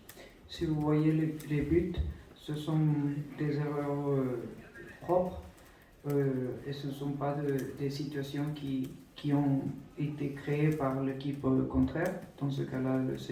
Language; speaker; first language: French; non-native, fluent; Spanish